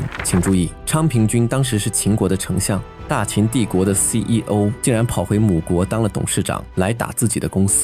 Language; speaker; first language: Chinese; native; Chinese